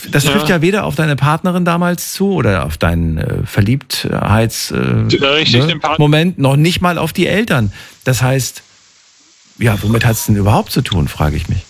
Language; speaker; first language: German; native; German